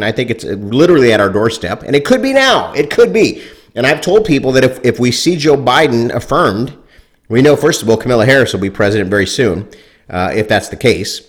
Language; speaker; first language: English; native; English